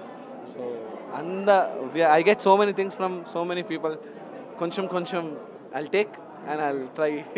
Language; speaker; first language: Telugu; non-native, learner; Kannada